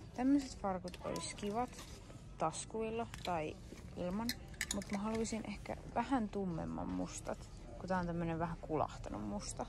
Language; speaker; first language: Finnish; native; Finnish